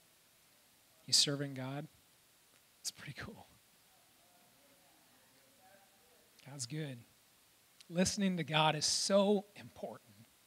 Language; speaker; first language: English; native; English